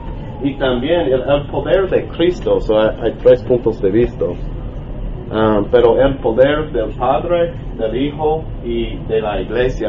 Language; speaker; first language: Spanish; non-native, learner; English